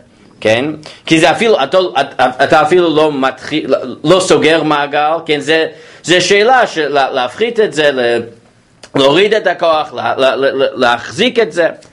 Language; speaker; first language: Hebrew; non-native, fluent; English